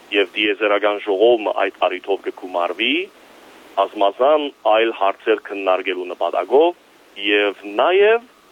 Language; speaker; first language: Armenian; early bilingual, heritage; Armenian